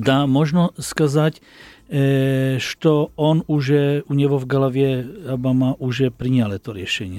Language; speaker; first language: Russian; non-native, learner; Slovak